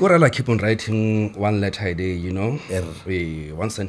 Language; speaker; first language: English; non-native, local second language; Tswana